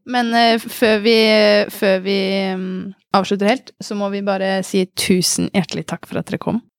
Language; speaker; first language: Norwegian; native; Norwegian